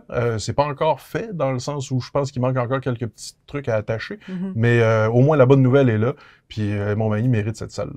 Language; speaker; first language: French; native; French